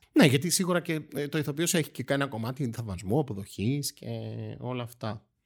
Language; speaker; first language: Greek; native; Greek